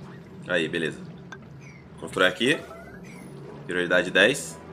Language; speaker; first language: Portuguese; native; Portuguese